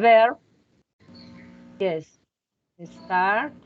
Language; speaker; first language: English; non-native, fluent; Spanish